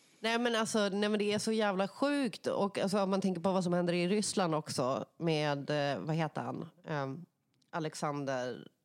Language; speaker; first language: Swedish; native; Swedish